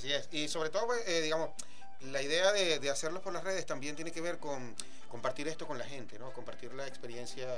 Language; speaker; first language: Spanish; native; Spanish